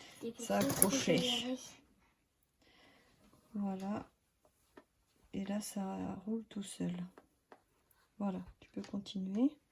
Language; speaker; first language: French; native; French